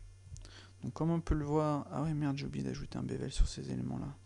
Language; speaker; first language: French; native; French